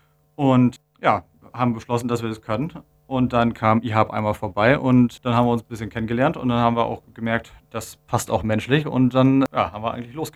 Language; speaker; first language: German; native; German